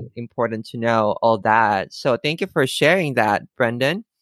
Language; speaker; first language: English; non-native, local second language; Filipino